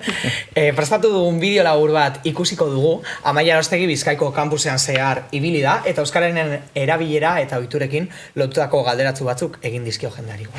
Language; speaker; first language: Basque; native; Basque